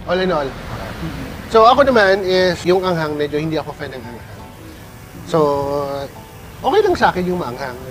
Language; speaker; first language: Filipino; non-native, local second language; Bikol